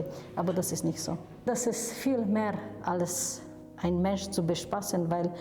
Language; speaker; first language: German; non-native, fluent; Romanian